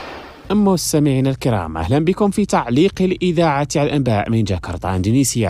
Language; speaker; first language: Arabic; non-native, fluent; Indonesian